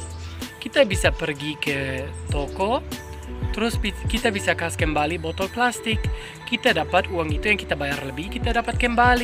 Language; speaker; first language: Indonesian; non-native, fluent; German